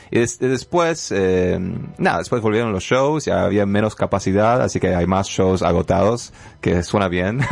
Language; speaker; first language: Spanish; early bilingual, heritage; Spanish